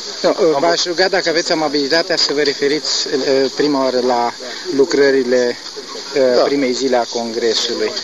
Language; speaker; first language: Romanian; native; Romanian